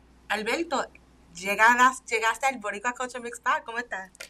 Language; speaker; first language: Spanish; early bilingual, heritage; Spanish